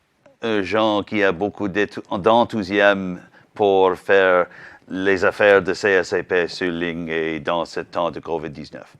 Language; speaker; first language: French; non-native, learner; English